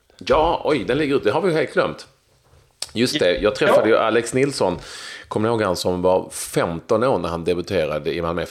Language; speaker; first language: Swedish; native; Swedish